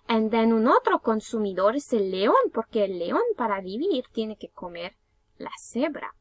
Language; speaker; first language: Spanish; early bilingual, heritage; Spanish